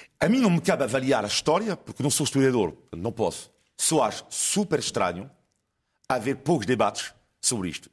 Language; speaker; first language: Portuguese; non-native, fluent; French